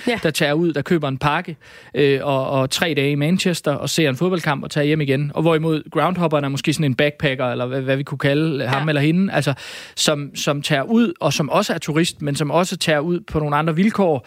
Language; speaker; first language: Danish; native; Danish